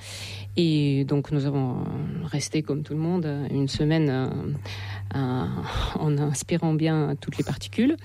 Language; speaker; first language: French; non-native, fluent; Russian